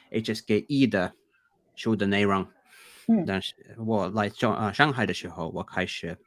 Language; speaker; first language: Chinese; non-native, learner; Finnish